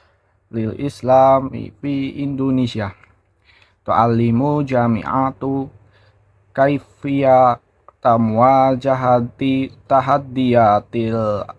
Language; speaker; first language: Arabic; non-native, learner; Indonesian